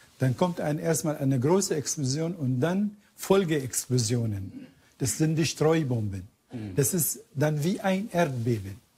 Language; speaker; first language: German; non-native, fluent; Arabic